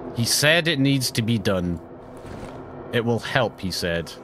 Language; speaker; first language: English; native; English